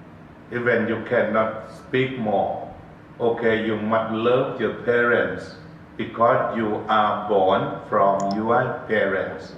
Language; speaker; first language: English; non-native, learner; Thai